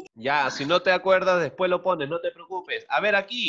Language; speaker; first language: Spanish; native; Spanish